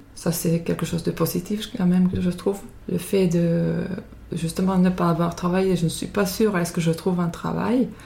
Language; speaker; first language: French; non-native, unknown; Finnish